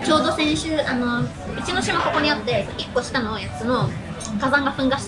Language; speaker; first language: Japanese; non-native, fluent; English